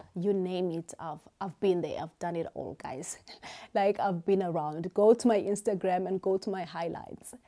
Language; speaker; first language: English; non-native, local second language; Xhosa